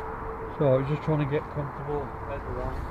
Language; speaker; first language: English; native; English